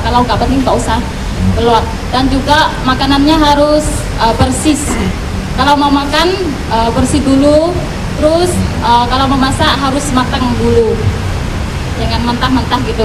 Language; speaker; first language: Indonesian; non-native, fluent; Khmer